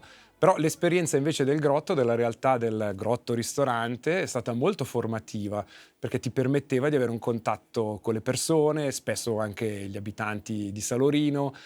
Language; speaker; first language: Italian; native; Italian